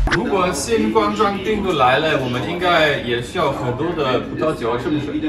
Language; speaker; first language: Chinese; non-native, fluent; German